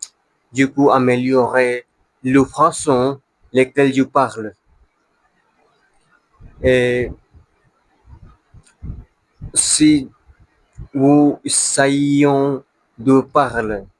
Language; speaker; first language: French; non-native, learner; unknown